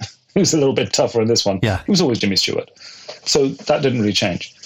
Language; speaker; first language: English; native; English